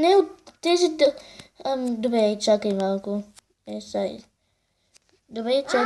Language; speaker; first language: Bulgarian; native; Bulgarian